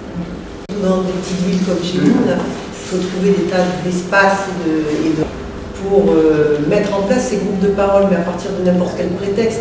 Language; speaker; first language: French; native; French